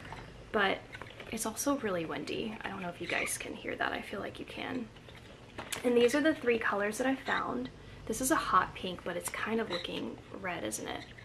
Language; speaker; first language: English; native; English